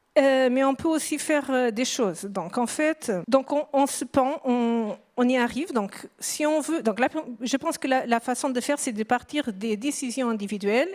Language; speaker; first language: French; non-native, fluent; Portuguese